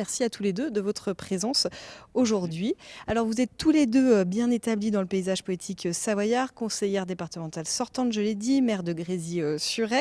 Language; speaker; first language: French; native; French